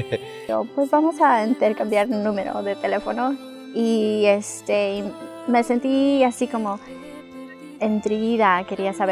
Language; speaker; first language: Spanish; early bilingual, other home language; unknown